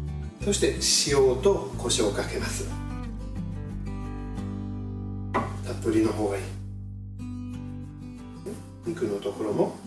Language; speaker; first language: Japanese; non-native, fluent; French